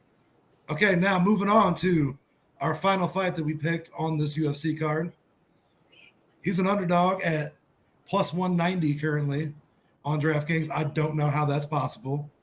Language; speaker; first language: English; native; English